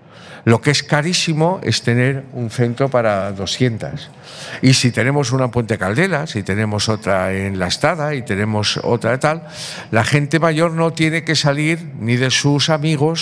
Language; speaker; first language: Spanish; native; Spanish